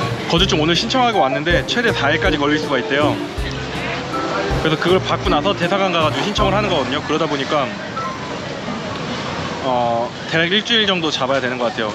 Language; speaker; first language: Korean; native; Korean